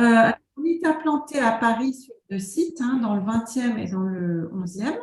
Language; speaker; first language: French; native; French